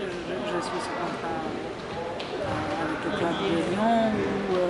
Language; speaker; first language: French; non-native, fluent; Serbian